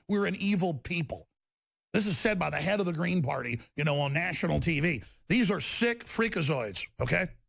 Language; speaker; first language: English; native; English